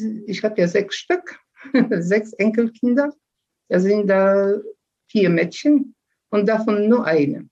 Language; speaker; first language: German; early bilingual, other home language; Polish